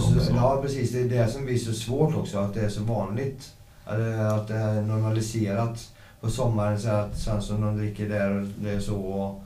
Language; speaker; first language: Swedish; native; Swedish